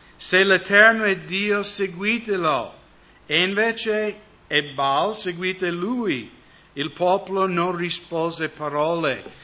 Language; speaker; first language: Italian; non-native, fluent; English